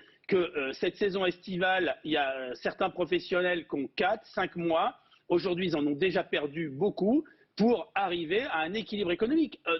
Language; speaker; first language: French; native; French